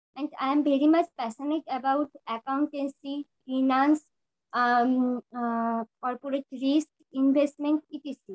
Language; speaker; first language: English; non-native, local second language; Bangla